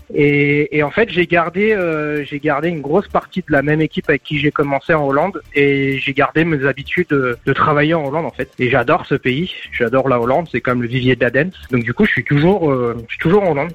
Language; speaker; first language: French; native; French